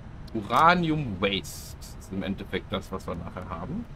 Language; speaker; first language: German; native; German